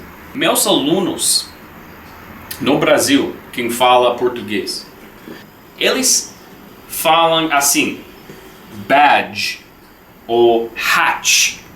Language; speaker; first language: Portuguese; non-native, learner; English